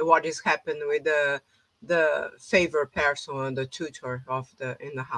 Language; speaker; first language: English; non-native, fluent; Portuguese